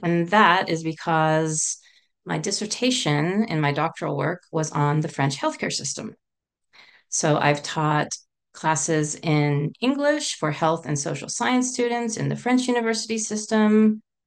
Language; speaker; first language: English; native; English